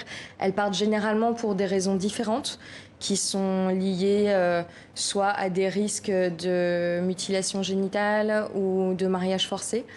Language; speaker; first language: French; native; French